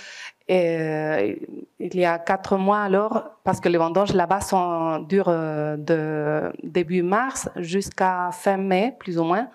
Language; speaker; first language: French; non-native, fluent; Spanish